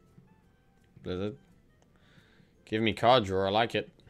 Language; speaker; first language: English; native; English